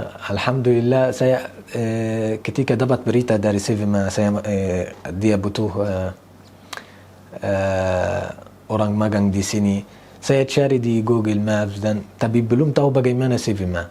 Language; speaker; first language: Indonesian; non-native, learner; Arabic